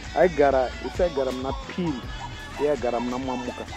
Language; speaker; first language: English; non-native, local second language; Shona